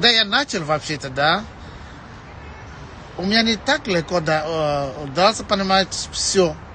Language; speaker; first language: Russian; non-native, fluent; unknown